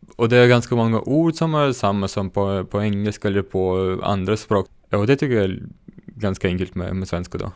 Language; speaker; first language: Swedish; non-native, fluent; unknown